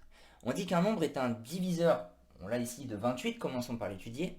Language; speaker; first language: French; native; French